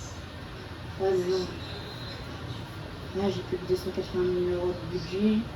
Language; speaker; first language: French; native; French